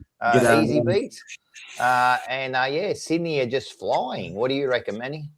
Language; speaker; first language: English; native; English